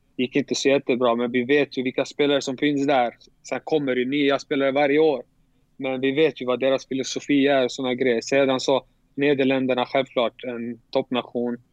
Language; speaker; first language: Swedish; early bilingual, other home language; Albanian